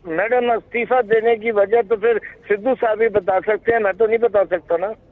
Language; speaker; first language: Hindi; non-native, local second language; Punjabi